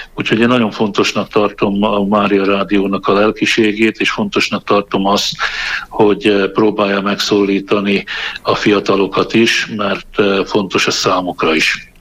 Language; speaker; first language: Hungarian; native; Hungarian